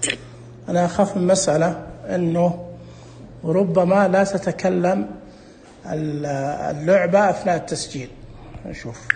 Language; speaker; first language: Arabic; native; Arabic